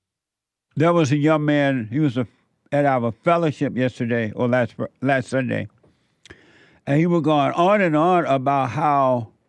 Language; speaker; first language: English; native; English